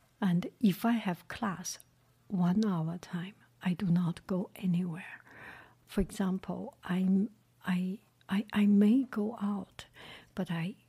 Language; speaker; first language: English; non-native, fluent; Chinese